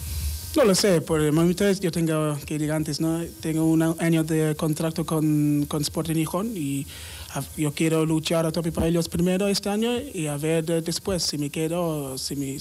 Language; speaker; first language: Spanish; non-native, learner; English